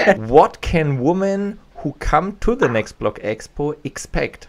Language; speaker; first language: English; non-native, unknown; German